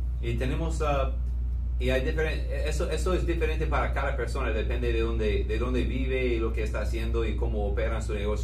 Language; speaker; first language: Spanish; non-native, fluent; English